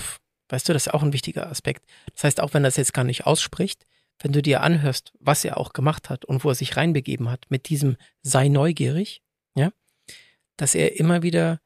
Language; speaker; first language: German; native; German